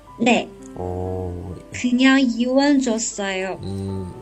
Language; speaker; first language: Korean; non-native, learner; Chinese